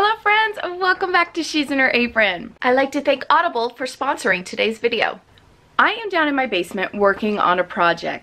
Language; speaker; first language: English; native; English